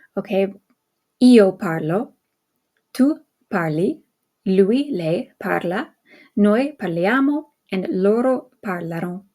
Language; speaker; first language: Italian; non-native, fluent; English